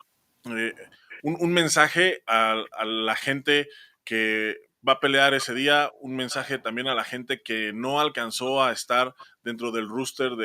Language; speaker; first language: Spanish; native; Spanish